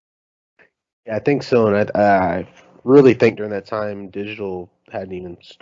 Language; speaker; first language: English; native; English